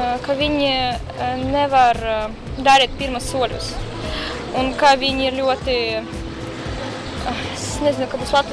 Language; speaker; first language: Latvian; non-native, local second language; Russian